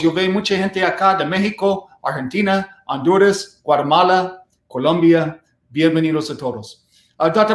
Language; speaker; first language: Spanish; non-native, fluent; English